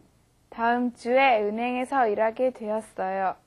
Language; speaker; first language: Korean; non-native, learner; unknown